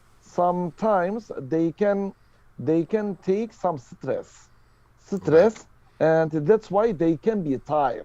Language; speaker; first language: English; non-native, learner; Turkish